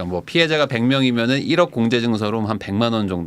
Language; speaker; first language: Korean; native; Korean